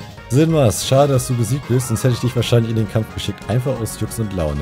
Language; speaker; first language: German; native; German